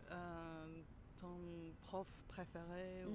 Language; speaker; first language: French; non-native, fluent; English